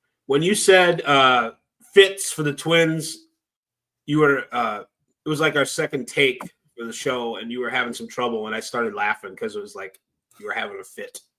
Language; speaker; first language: English; native; English